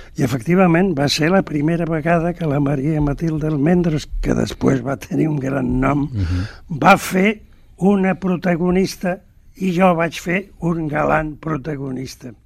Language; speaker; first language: Catalan; native; Catalan